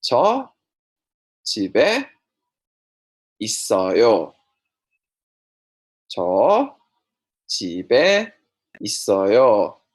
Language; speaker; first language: Korean; non-native, fluent; Indonesian